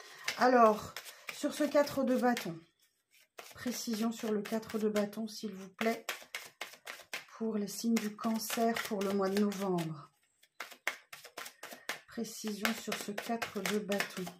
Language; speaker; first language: French; native; French